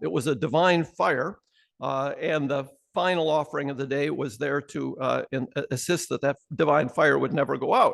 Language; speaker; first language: English; native; English